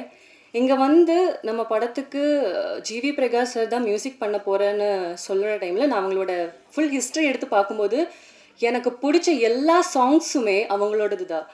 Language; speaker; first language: Tamil; non-native, fluent; Malayalam